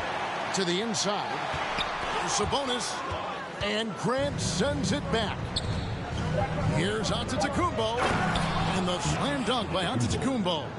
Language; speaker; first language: English; native; English